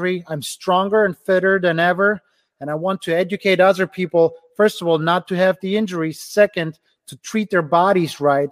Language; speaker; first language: English; non-native, fluent; Ukrainian